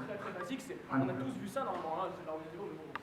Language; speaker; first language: French; native; French